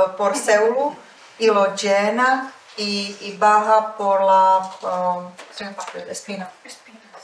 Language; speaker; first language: Spanish; non-native, fluent; Czech